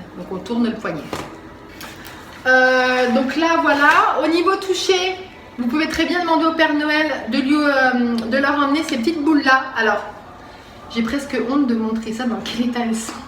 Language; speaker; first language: French; native; French